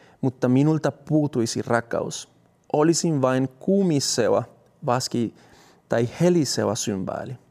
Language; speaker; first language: Finnish; non-native, fluent; Spanish